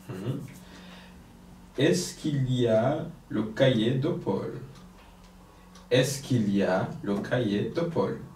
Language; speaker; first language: French; non-native, fluent; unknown